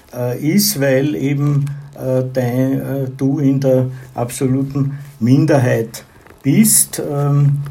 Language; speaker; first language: German; native; German